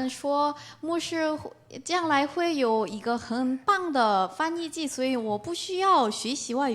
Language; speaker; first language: Chinese; non-native, learner; Korean